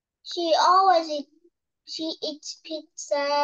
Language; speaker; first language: English; non-native, learner; Vietnamese